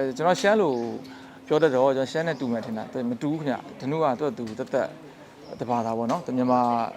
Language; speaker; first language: Burmese; non-native, local second language; Shan